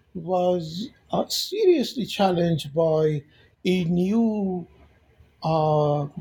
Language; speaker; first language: English; non-native, fluent; Persian